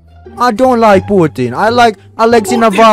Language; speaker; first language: English; non-native, learner; Indonesian